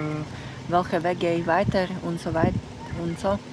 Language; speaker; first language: German; non-native, learner; Slovak